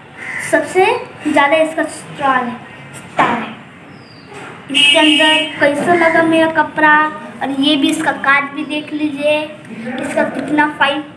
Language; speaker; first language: Hindi; native; Hindi